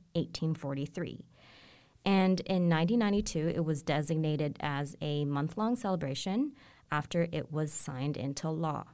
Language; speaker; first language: English; non-native, local second language; Cantonese